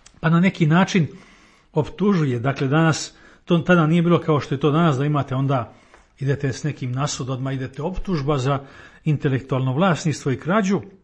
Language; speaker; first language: Croatian; native; Croatian